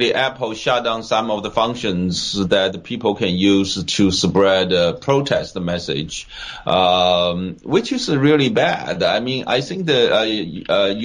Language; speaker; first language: English; non-native, fluent; Chinese